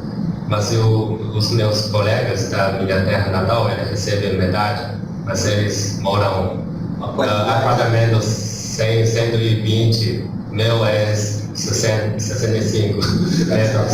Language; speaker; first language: Portuguese; non-native, learner; Chinese